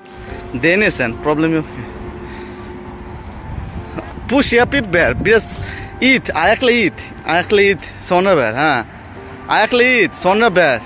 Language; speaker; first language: Turkish; non-native, learner; Bangla